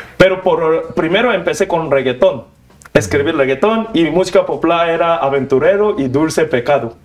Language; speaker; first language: Spanish; non-native, learner; Korean